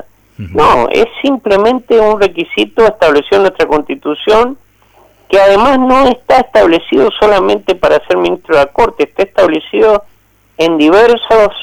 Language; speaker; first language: Spanish; native; Spanish